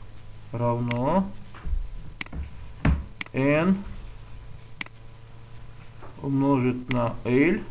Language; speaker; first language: Russian; native; Russian